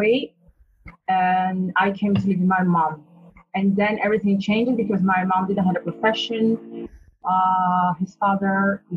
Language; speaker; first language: English; non-native, learner; Portuguese